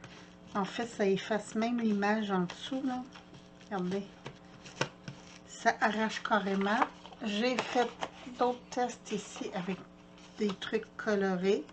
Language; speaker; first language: French; native; French